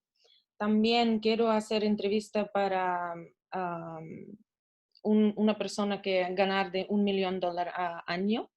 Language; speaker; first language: Spanish; non-native, learner; Russian